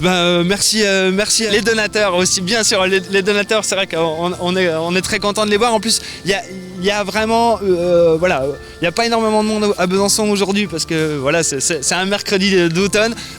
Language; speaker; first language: French; native; French